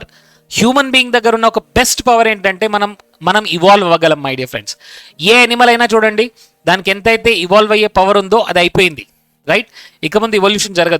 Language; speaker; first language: Telugu; native; Telugu